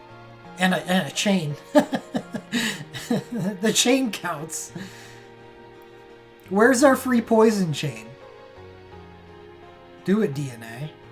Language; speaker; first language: English; native; English